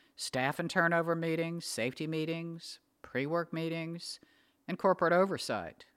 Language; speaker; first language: English; native; English